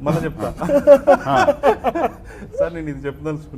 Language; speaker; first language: Telugu; native; Telugu